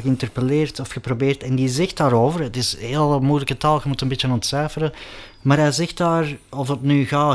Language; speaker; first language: Dutch; native; Dutch